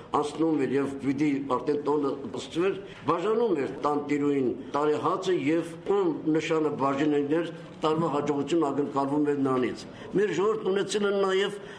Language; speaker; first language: Armenian; native; Armenian